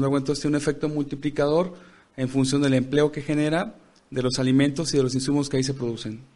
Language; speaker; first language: Spanish; native; Spanish